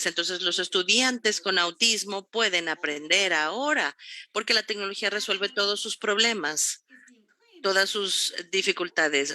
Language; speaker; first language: Spanish; non-native, fluent; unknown